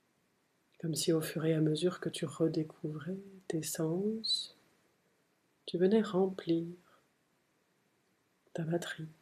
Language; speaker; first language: French; native; French